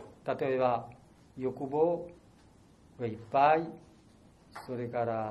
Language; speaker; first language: Japanese; non-native, learner; Bangla